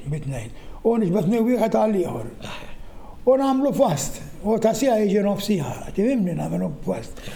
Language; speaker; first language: Maltese; native; Maltese